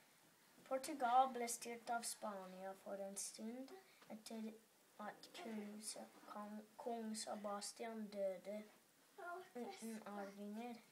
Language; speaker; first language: Norwegian; early bilingual, other home language; English